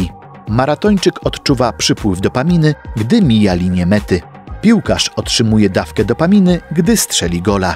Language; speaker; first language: Polish; native; Polish